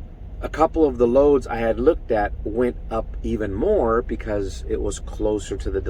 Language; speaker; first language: English; native; English